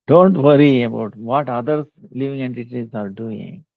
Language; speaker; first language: English; non-native, local second language; Kannada